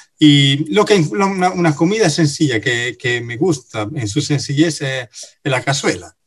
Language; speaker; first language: Spanish; non-native, fluent; Italian